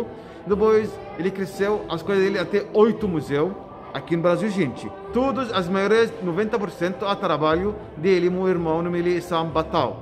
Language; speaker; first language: Portuguese; non-native, learner; Arabic